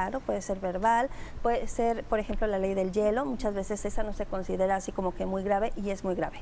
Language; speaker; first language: Spanish; native; Spanish